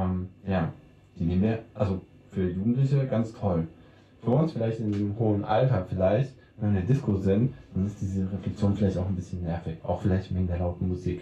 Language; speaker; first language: German; native; German